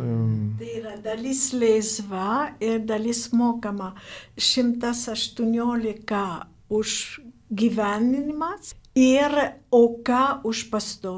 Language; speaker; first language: Lithuanian; non-native, fluent; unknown